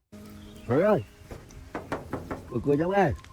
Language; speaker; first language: Vietnamese; native; Vietnamese